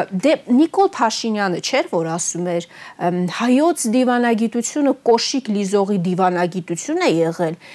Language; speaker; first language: Armenian; native; Armenian